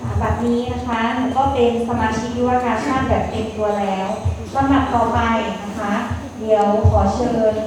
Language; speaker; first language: Thai; native; Thai